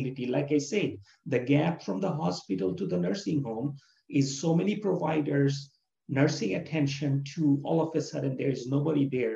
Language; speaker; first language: English; non-native, local second language; Bangla